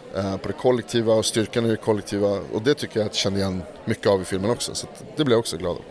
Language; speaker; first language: Swedish; native; Swedish